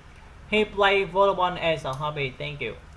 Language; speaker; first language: English; non-native, learner; Vietnamese